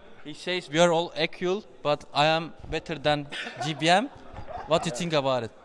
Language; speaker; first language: English; non-native, learner; Turkish